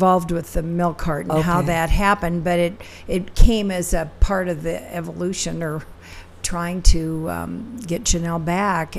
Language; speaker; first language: English; native; English